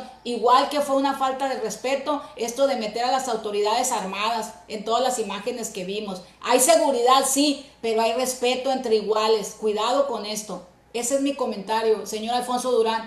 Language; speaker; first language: Spanish; native; Spanish